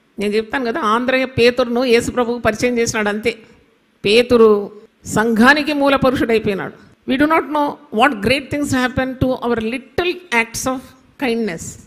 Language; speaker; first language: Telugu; non-native, local second language; Malayalam